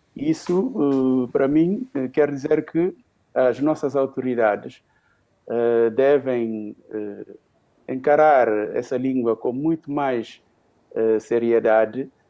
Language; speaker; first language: Portuguese; non-native, local second language; Upper Guinea Crioulo